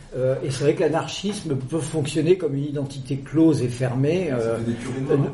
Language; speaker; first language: French; native; French